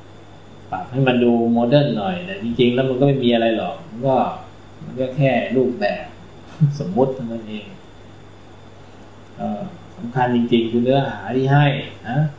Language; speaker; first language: Thai; native; Thai